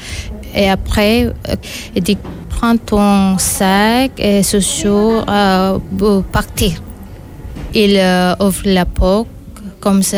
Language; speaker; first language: French; non-native, learner; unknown